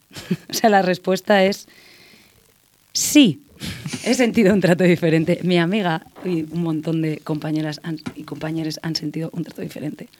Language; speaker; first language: Spanish; native; Spanish